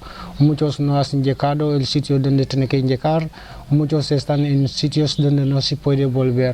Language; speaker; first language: Spanish; non-native, learner; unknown